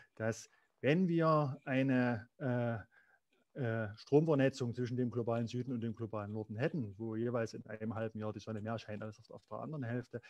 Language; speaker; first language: German; native; German